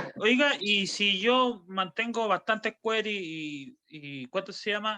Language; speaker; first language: Spanish; native; Spanish